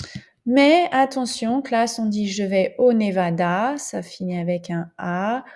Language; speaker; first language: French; non-native, fluent; English